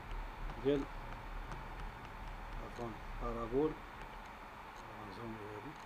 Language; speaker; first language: Arabic; native; Arabic